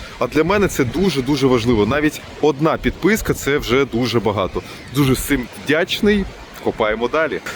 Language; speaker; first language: Ukrainian; non-native, local second language; Russian